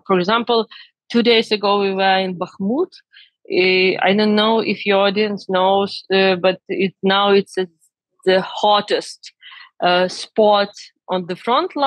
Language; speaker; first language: English; non-native, learner; Ukrainian